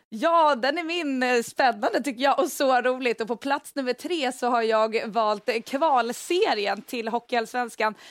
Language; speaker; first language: Swedish; native; Swedish